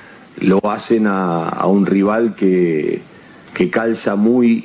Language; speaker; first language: Spanish; native; Spanish